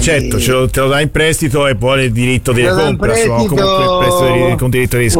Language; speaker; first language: Italian; native; Italian